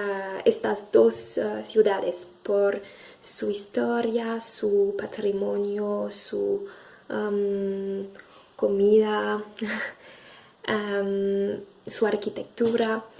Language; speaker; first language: Spanish; non-native, fluent; French